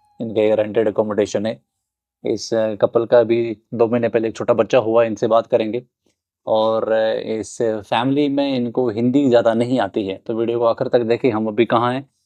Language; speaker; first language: Hindi; native; Hindi